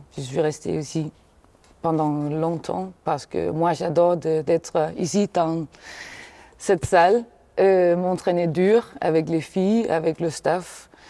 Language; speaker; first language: French; non-native, fluent; Danish